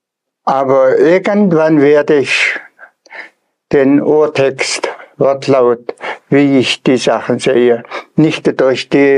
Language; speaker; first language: German; non-native, fluent; Tuvinian